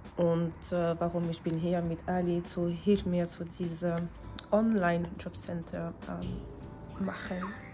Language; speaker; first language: German; non-native, learner; French